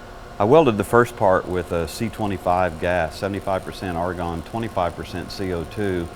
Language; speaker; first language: English; native; English